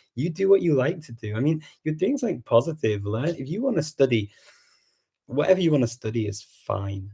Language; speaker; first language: English; native; English